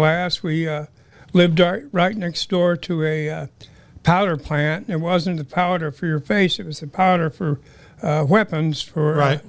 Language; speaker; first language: English; native; English